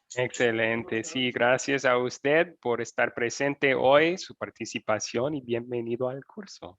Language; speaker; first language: Spanish; non-native, fluent; English